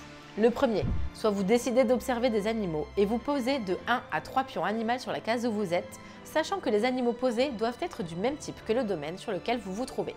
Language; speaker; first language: French; native; French